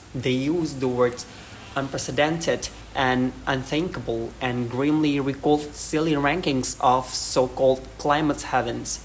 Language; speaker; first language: English; non-native, learner; Indonesian